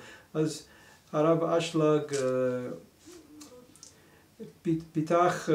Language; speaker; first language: Hebrew; non-native, fluent; English